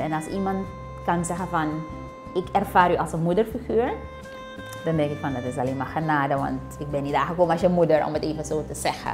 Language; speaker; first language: Dutch; native; Dutch